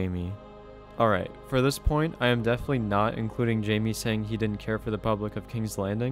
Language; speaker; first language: English; native; English